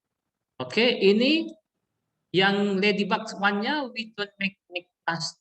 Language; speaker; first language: English; non-native, learner; Indonesian